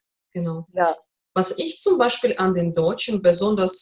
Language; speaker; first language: German; non-native, fluent; Russian